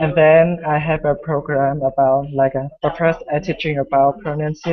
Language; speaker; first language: English; non-native, learner; Vietnamese